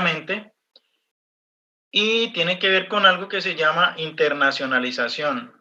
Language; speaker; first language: Spanish; native; Spanish